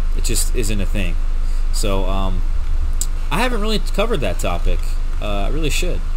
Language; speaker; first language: English; native; English